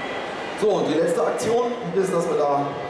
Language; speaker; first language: German; native; German